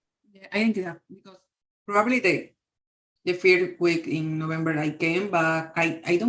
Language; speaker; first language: English; non-native, learner; Spanish